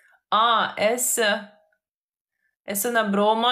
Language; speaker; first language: Spanish; non-native, learner; Ukrainian